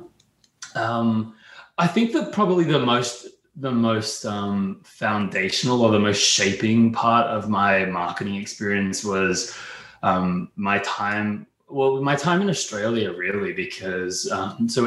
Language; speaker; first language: English; native; English